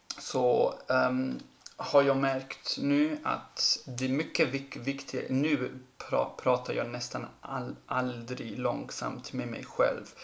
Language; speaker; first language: Swedish; non-native, fluent; Ladin